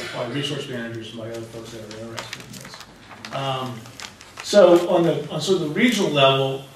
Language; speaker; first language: English; native; English